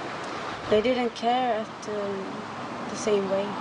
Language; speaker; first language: English; non-native, learner; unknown